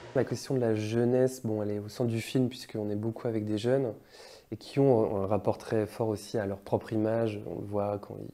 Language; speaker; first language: French; native; French